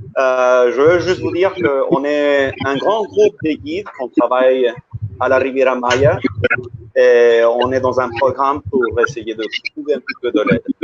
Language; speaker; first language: French; early bilingual, heritage; French